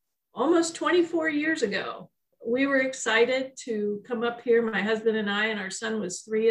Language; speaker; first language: English; native; English